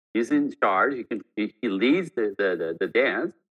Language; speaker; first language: English; non-native, fluent; French